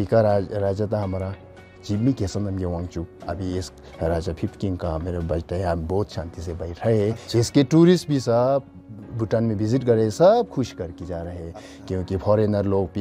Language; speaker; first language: Hindi; non-native, learner; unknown